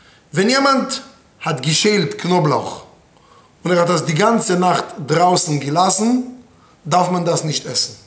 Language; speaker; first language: German; non-native, fluent; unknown